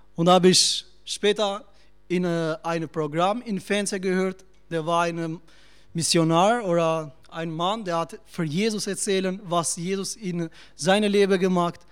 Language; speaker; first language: German; non-native, learner; Albanian